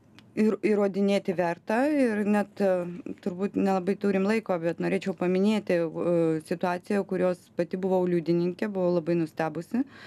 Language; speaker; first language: Lithuanian; non-native, local second language; Russian